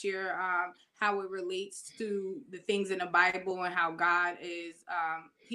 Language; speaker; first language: English; native; English